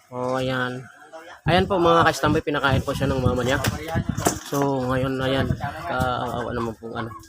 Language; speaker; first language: Filipino; native; Filipino